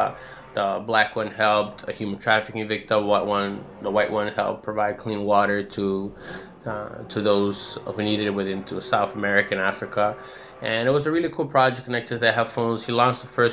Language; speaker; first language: English; native; English